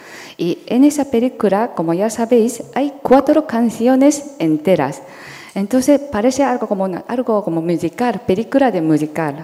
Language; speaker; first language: Spanish; non-native, fluent; Japanese